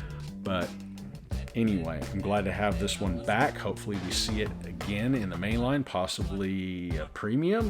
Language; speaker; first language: English; native; English